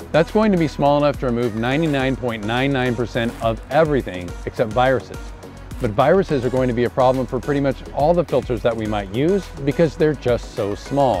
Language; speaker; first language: English; native; English